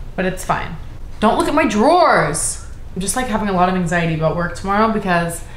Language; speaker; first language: English; native; English